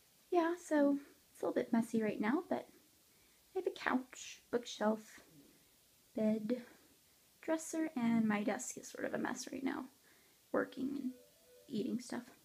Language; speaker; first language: English; native; English